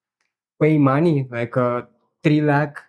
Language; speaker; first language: English; non-native, learner; Russian